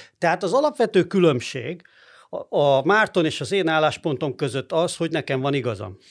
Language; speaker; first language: Hungarian; native; Hungarian